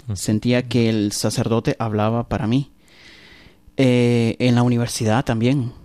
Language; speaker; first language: Spanish; native; Spanish